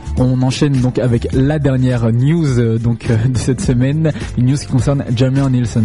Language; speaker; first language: French; native; French